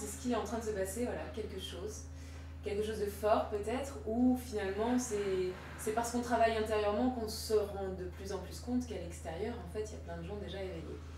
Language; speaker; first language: French; native; French